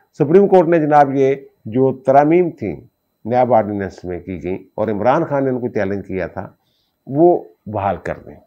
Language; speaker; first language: Urdu; non-native, local second language; Punjabi